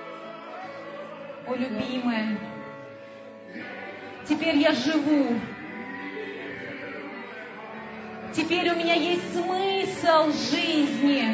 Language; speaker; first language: Russian; native; Russian